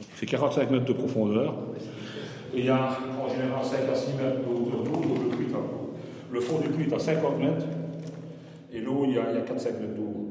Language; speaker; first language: French; native; French